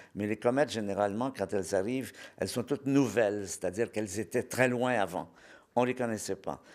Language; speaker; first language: French; native; French